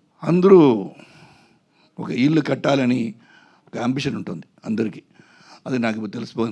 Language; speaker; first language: Telugu; non-native, fluent; Tamil